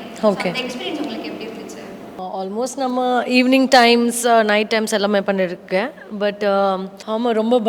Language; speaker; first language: Tamil; non-native, learner; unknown